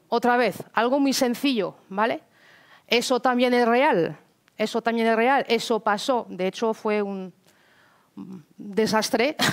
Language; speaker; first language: Spanish; non-native, fluent; French